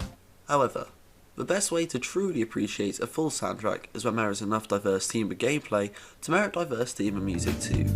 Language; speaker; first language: English; native; English